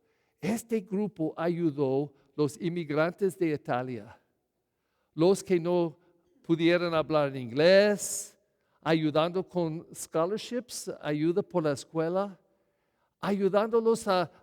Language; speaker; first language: Spanish; non-native, fluent; English